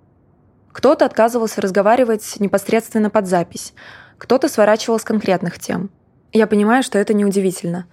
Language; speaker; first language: Russian; native; Russian